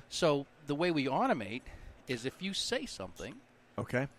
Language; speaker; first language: English; native; English